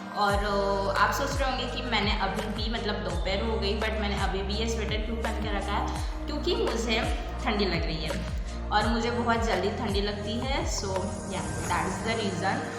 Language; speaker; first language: Hindi; non-native, local second language; Marathi